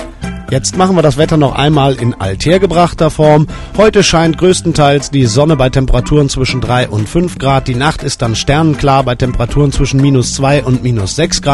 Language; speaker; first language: German; native; German